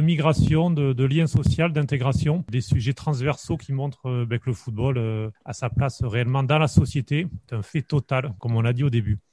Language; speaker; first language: French; native; French